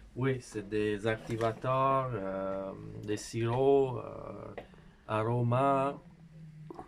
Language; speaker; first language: French; non-native, fluent; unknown